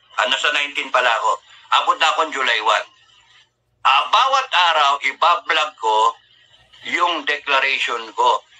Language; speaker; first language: Filipino; native; Filipino